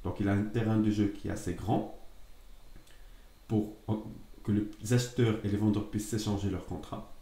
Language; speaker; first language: French; native; French